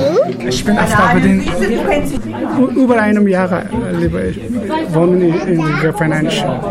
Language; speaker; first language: German; non-native, learner; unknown